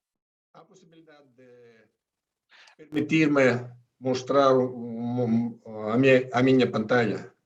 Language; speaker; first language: Portuguese; non-native, fluent; Russian